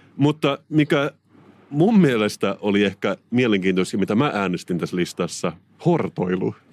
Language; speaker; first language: Finnish; native; Finnish